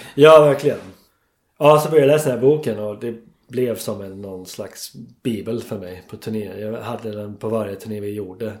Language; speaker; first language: Swedish; non-native, fluent; English